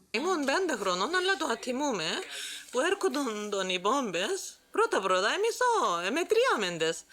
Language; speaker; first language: Greek; non-native, local second language; Turkish